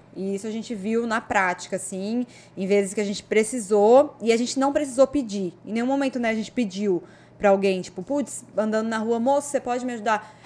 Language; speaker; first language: Portuguese; native; Portuguese